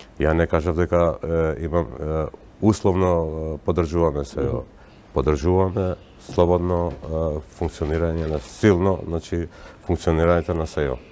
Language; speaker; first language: Macedonian; non-native, local second language; Albanian